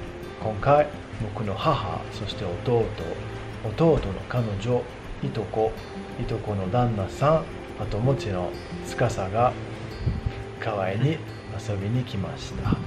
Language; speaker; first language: Japanese; non-native, fluent; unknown